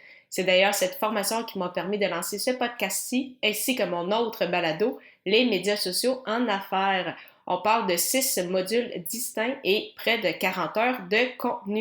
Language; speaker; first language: French; native; French